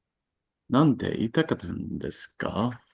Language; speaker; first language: Japanese; non-native, learner; English